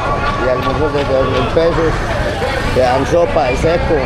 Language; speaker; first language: Spanish; native; Spanish